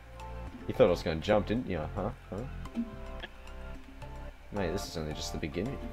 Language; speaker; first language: English; native; English